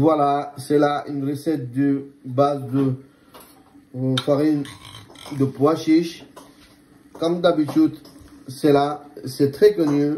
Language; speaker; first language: French; non-native, learner; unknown